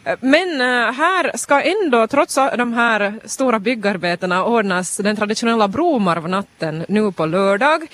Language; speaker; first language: Swedish; native; Swedish